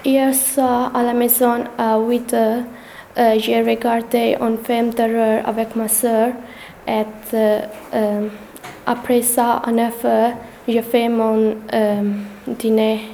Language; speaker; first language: French; non-native, learner; English